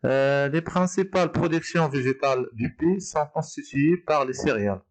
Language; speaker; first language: French; non-native, local second language; Arabic